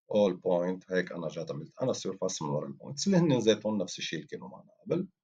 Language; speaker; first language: Arabic; native; Arabic